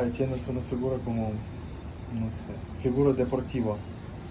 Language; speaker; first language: Spanish; non-native, learner; Russian